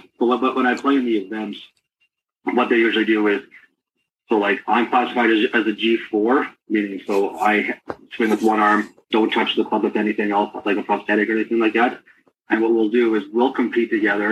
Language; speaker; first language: English; native; English